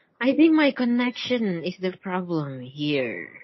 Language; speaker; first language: English; non-native, learner; Indonesian